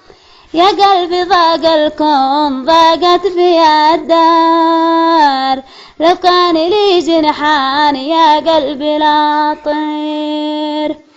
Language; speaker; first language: Arabic; native; Arabic